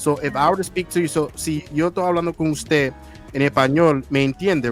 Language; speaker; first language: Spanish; non-native, learner; English